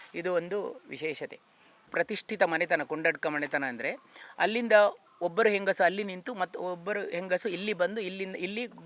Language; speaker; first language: Kannada; native; Kannada